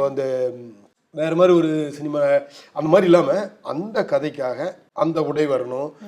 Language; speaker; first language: Tamil; native; Tamil